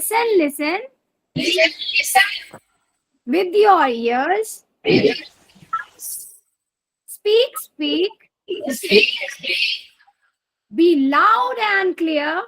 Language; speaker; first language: English; non-native, fluent; Hindi